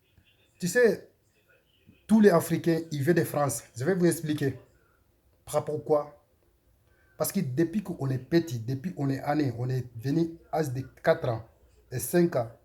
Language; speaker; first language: French; non-native, learner; Soninke